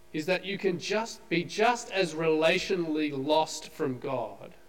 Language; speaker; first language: English; native; English